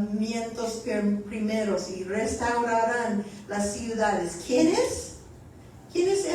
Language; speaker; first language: Spanish; early bilingual, heritage; Spanish